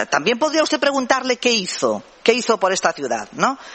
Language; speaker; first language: Spanish; non-native, local second language; Galician